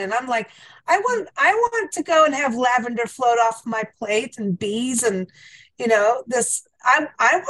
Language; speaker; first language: English; native; English